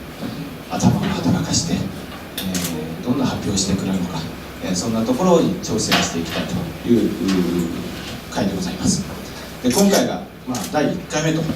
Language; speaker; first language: Japanese; native; Japanese